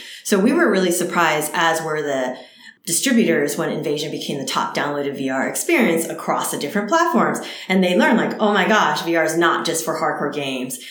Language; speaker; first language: English; early bilingual, other home language; Cantonese